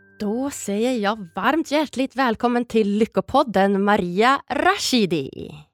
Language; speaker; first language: Swedish; native; Swedish